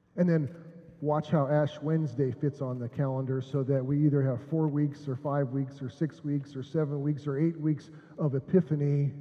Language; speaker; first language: English; native; English